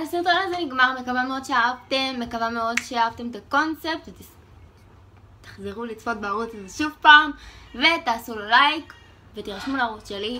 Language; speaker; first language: Hebrew; native; Hebrew